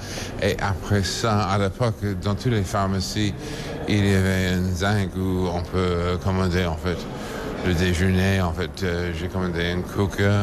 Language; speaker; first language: French; non-native, fluent; English